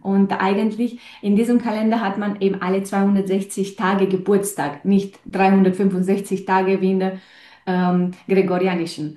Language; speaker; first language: German; non-native, fluent; Romanian